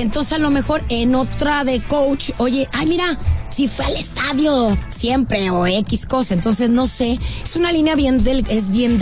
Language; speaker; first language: Spanish; native; Spanish